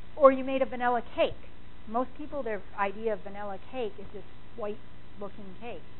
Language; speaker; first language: English; native; English